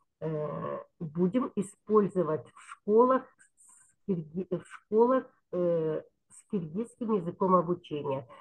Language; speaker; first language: Russian; non-native, local second language; Kyrgyz